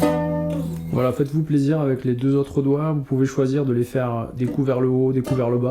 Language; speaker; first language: French; native; French